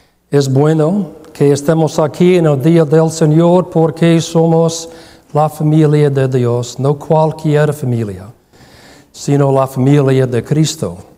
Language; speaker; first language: Spanish; non-native, learner; English